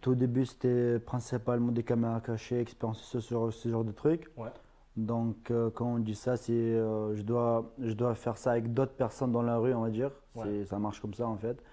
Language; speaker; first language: French; non-native, fluent; Ingush